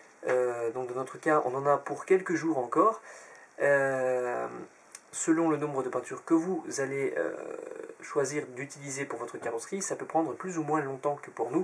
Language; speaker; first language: French; native; French